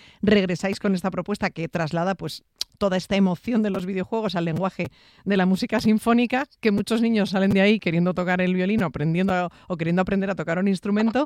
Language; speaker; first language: Spanish; native; Spanish